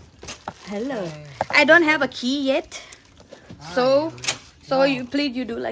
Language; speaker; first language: English; non-native, learner; Thai